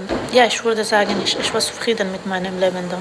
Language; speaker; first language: German; non-native, fluent; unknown